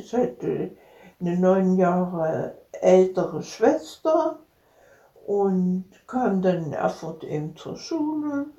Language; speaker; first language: German; native; German